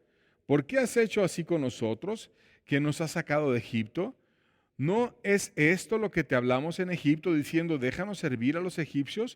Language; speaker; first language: Spanish; native; Spanish